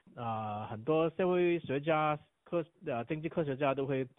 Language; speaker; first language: Chinese; non-native, fluent; Cantonese